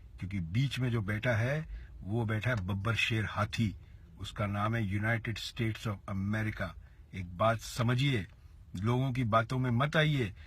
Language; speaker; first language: Hindi; native; Hindi